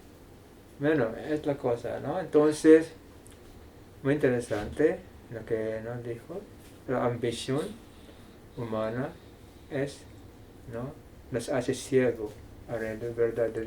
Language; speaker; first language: Spanish; non-native, fluent; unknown